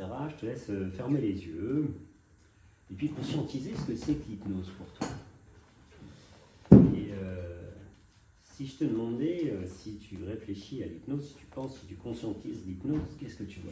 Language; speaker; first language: French; native; French